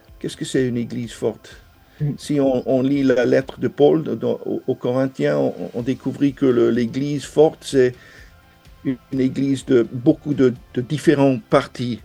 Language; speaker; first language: French; non-native, fluent; English